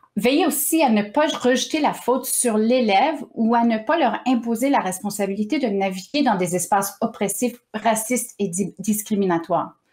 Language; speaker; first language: French; native; French